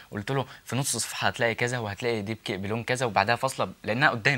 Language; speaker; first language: Arabic; native; Arabic